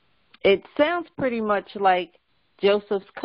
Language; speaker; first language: English; native; English